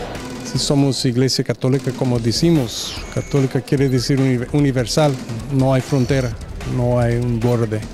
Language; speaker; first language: Spanish; non-native, fluent; English